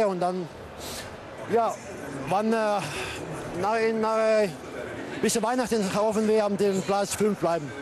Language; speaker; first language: German; non-native, learner; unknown